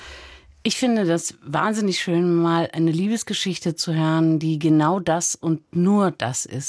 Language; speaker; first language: German; native; German